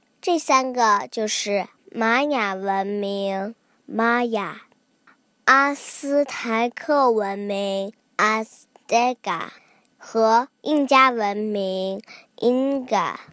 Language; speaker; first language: Chinese; early bilingual, heritage; Chinese